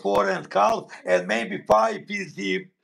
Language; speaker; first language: English; non-native, learner; Bosnian